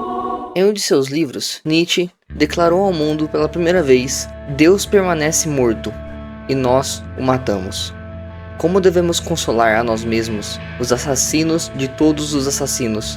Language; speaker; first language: Portuguese; native; Portuguese